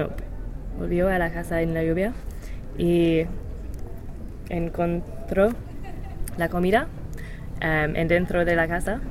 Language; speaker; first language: Spanish; non-native, learner; English